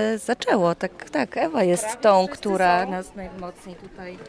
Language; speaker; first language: Polish; native; Polish